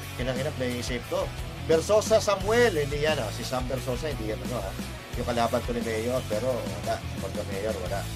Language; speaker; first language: Filipino; non-native, local second language; Iloko